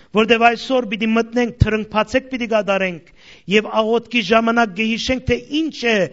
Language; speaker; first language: Armenian; early bilingual, heritage; Armenian